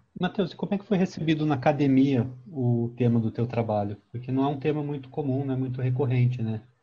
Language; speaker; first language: Portuguese; native; Portuguese